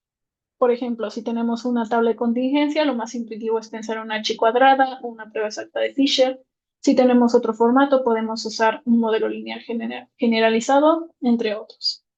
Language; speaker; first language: Spanish; native; Spanish